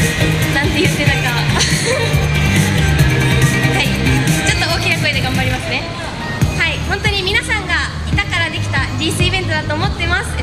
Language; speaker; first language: Japanese; native; Japanese